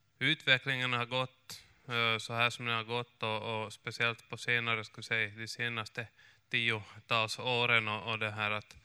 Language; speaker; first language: Swedish; native; Swedish